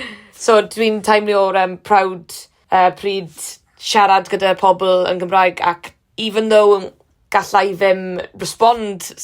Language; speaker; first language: Welsh; non-native, learner; English